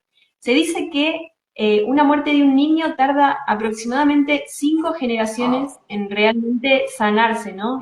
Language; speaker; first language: Spanish; native; Spanish